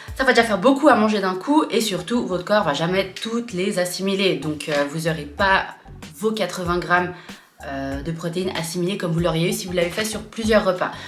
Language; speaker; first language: French; native; French